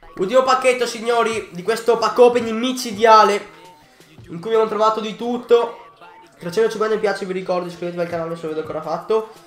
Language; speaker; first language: Italian; native; Italian